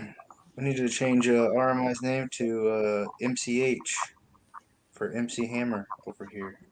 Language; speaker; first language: English; native; English